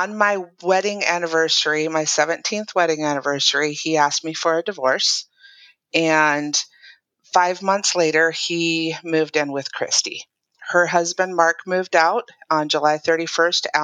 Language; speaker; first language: English; native; English